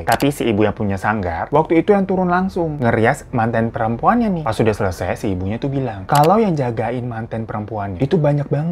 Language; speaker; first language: Indonesian; native; Indonesian